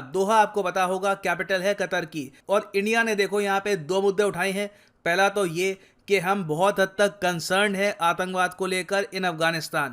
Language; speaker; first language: Hindi; native; Hindi